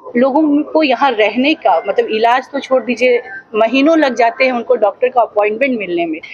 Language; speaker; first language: Hindi; native; Hindi